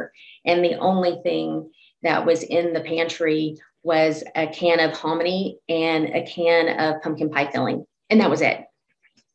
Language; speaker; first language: English; native; English